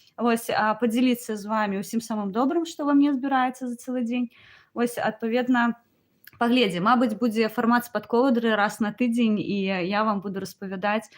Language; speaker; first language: Belarusian; non-native, local second language; Ukrainian